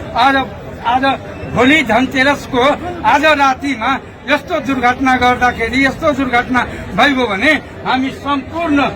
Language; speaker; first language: Nepali; non-native, local second language; Maithili